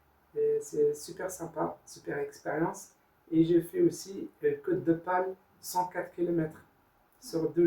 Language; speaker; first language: French; non-native, learner; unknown